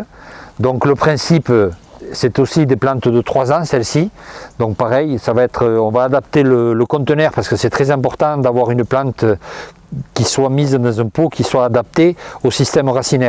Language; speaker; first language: French; native; French